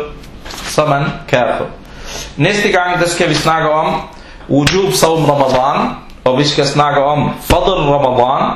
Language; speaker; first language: Danish; non-native, fluent; Arabic